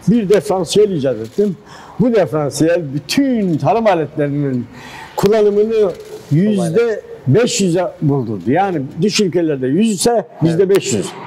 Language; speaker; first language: Turkish; native; Turkish